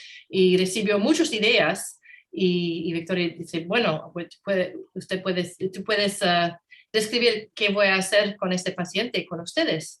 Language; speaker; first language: Spanish; non-native, learner; English